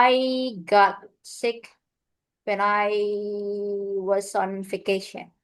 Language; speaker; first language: English; non-native, fluent; Indonesian